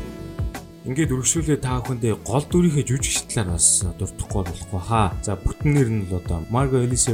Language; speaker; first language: Mongolian; native; Mongolian